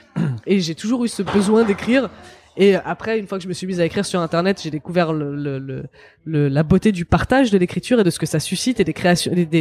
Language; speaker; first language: French; native; French